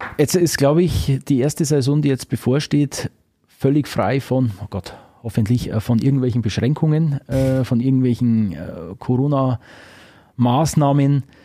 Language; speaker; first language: German; native; German